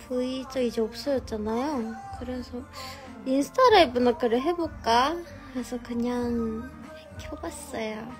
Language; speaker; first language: Korean; non-native, local second language; Japanese